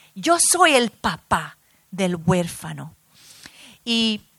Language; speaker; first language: Spanish; early bilingual, heritage; Spanish